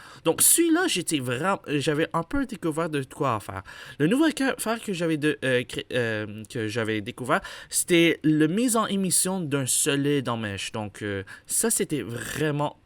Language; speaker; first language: French; native; French